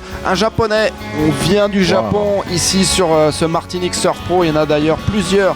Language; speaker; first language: French; native; French